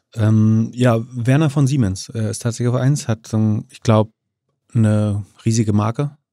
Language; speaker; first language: German; native; German